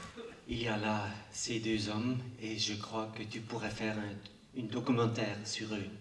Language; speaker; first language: French; non-native, local second language; German